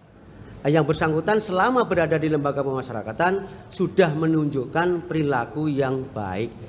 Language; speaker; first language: Indonesian; native; Indonesian